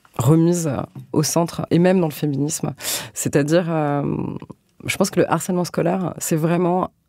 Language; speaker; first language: French; native; French